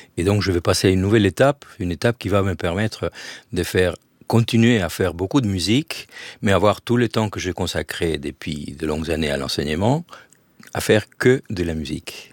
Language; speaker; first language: French; non-native, fluent; Spanish